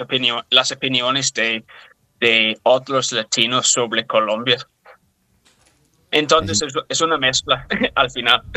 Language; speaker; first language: Spanish; non-native, fluent; English